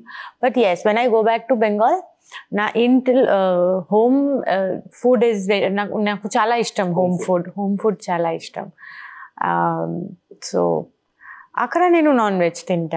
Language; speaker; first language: Telugu; non-native, learner; Bangla